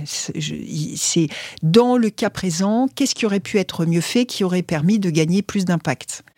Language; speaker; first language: French; native; French